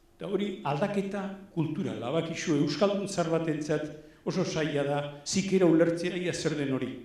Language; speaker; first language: Basque; non-native, local second language; Spanish